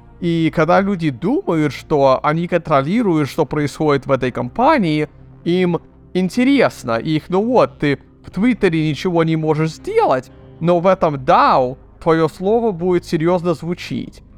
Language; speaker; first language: Russian; early bilingual, heritage; Russian